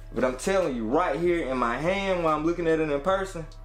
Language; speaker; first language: English; native; English